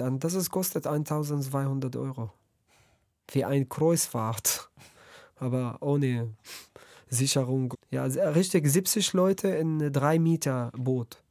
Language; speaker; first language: German; non-native, learner; Arabic